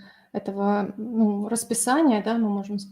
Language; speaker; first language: Russian; native; Russian